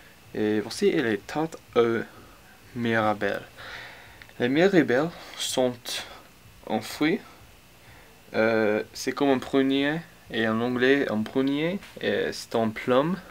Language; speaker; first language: French; non-native, learner; English